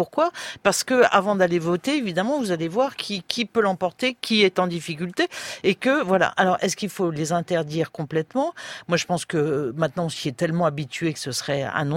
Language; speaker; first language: French; native; French